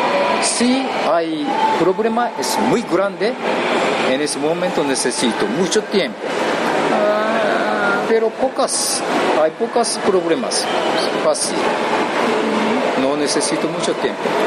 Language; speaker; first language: Spanish; non-native, learner; Japanese